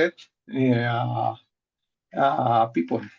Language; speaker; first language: English; non-native, learner; Spanish